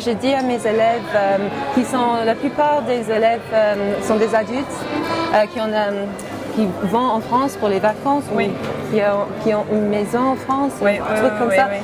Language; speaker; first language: French; non-native, fluent; English